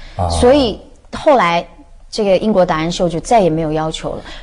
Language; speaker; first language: Chinese; native; Chinese